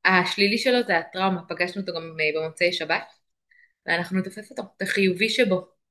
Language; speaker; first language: Hebrew; native; Hebrew